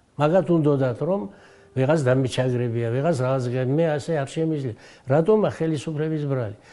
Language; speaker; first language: Georgian; non-native, local second language; Abkhazian